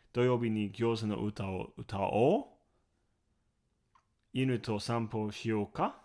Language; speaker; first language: Japanese; non-native, fluent; English